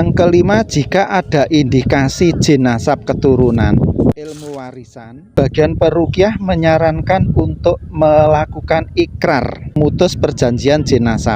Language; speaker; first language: Indonesian; native; Indonesian